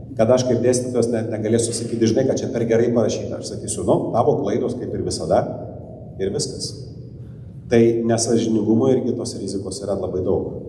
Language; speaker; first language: Lithuanian; non-native, local second language; Polish